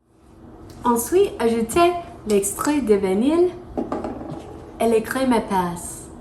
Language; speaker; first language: French; non-native, learner; English